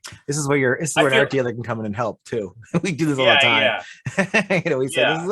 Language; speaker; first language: English; native; English